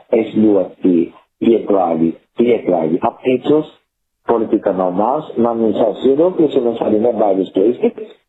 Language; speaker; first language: Latvian; non-native, fluent; Italian